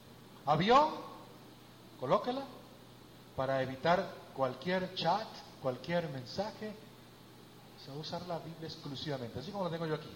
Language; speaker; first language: Spanish; native; Spanish